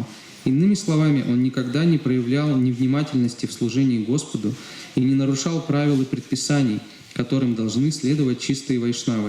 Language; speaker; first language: Russian; native; Russian